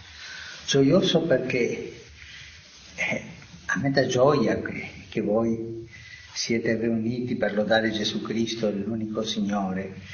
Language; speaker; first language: Italian; non-native, fluent; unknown